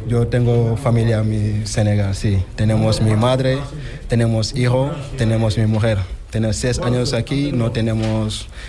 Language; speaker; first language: Spanish; non-native, learner; Wolof